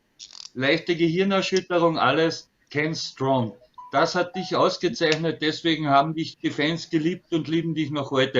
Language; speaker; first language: German; native; German